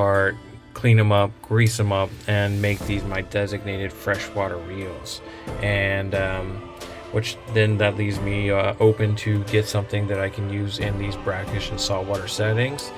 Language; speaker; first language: English; native; English